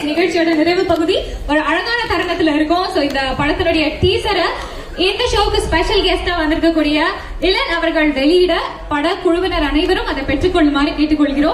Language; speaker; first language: Tamil; native; Tamil